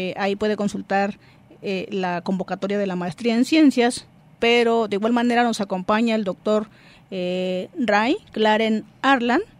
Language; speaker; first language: Spanish; native; Spanish